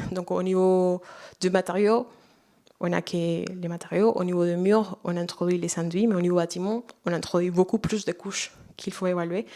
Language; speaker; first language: French; non-native, fluent; Spanish